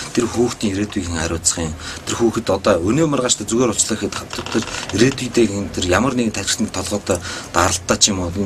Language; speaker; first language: Mongolian; non-native, local second language; Kazakh